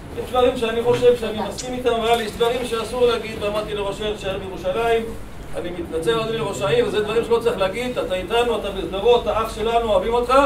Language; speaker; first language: Hebrew; native; Hebrew